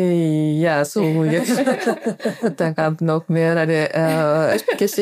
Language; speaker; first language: German; non-native, learner; Japanese